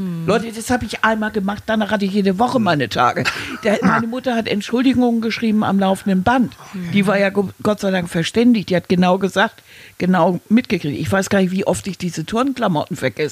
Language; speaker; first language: German; native; German